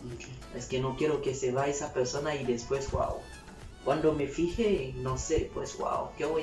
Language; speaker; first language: Spanish; non-native, learner; Haitian Creole